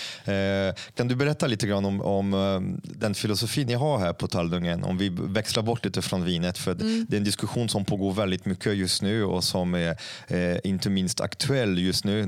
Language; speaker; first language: Swedish; non-native, fluent; French